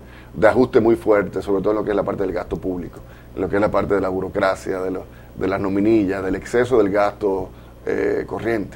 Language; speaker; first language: Spanish; native; Spanish